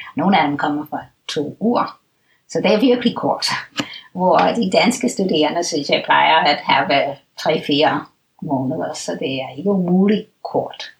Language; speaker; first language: Danish; non-native, fluent; English